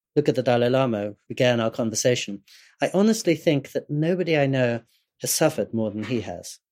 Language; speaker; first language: English; native; English